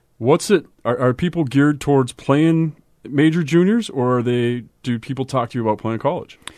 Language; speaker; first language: English; native; English